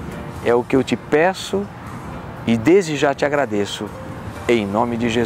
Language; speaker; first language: Portuguese; native; Portuguese